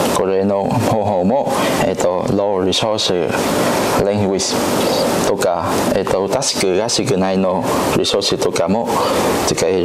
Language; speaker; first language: Japanese; non-native, learner; Vietnamese